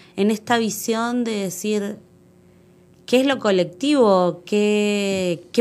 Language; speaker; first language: Spanish; native; Spanish